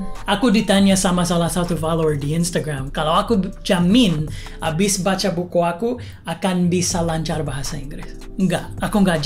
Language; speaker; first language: Indonesian; non-native, fluent; English